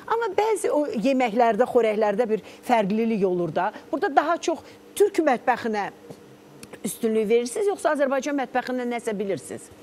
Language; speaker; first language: Azerbaijani; native; Azerbaijani